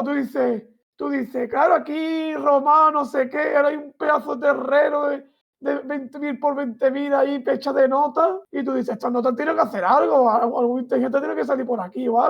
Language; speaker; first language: Spanish; native; Spanish